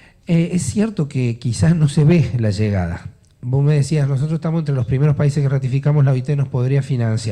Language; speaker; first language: Spanish; native; Spanish